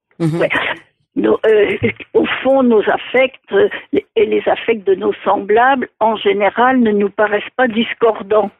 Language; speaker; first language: French; native; French